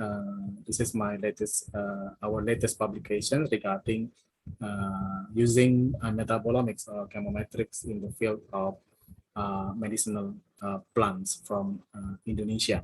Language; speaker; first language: English; non-native, fluent; Indonesian